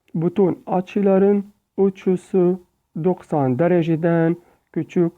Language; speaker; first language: Turkish; non-native, learner; Arabic